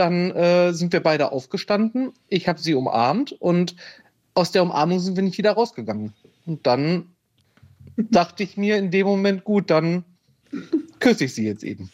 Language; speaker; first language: German; native; German